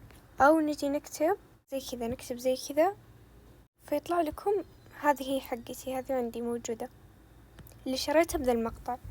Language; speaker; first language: Arabic; native; Arabic